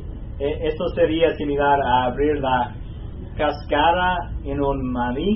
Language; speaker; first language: Spanish; non-native, fluent; English